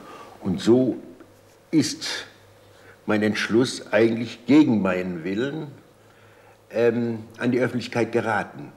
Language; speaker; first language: German; native; German